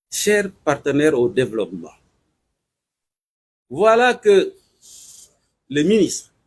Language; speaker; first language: French; non-native, local second language; Wolof